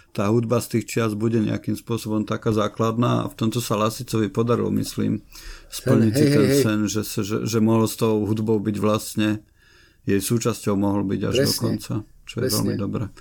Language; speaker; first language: Slovak; native; Slovak